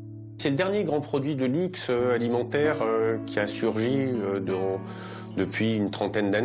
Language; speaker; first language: French; native; French